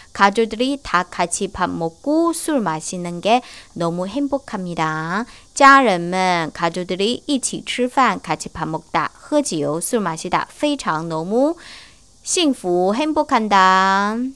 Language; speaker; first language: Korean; non-native, learner; Chinese